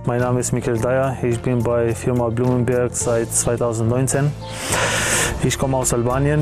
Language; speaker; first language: German; non-native, fluent; Albanian